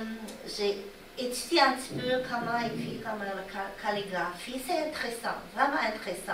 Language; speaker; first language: French; non-native, learner; Chinese